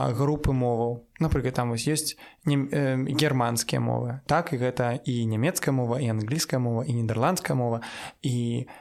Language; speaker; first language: Belarusian; non-native, local second language; Russian